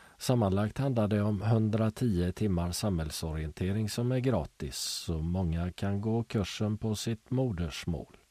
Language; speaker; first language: Swedish; native; Swedish